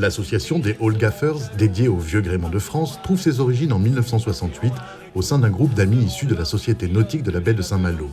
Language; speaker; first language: French; native; French